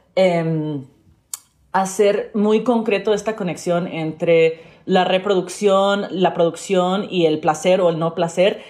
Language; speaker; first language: Spanish; early bilingual, heritage; Spanish